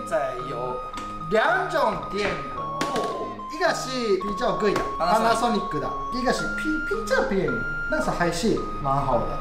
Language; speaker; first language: Chinese; non-native, fluent; Japanese